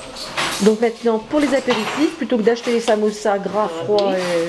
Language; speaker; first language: French; native; French